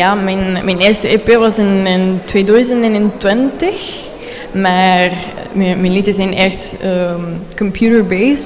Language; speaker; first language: Dutch; non-native, learner; Spanish